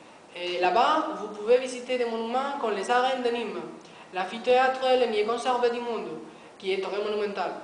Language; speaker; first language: French; non-native, learner; Spanish